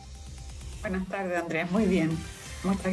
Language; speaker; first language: Spanish; native; Spanish